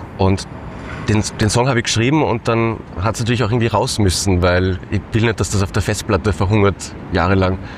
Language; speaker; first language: German; native; German